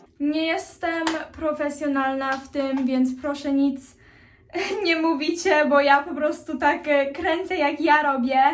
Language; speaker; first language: Polish; early bilingual, heritage; Polish